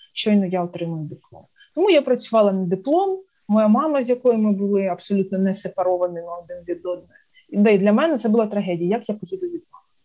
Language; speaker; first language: Ukrainian; non-native, local second language; Russian